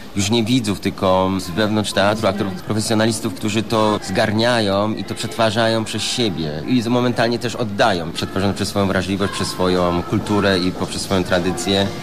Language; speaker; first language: Polish; native; Polish